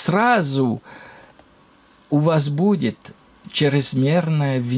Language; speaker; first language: Russian; non-native, learner; French